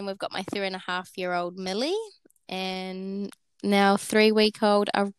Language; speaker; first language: English; native; English